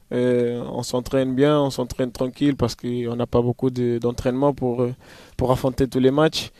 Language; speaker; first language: French; non-native, fluent; Portuguese